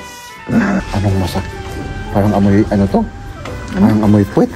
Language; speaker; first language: Filipino; non-native, local second language; Iloko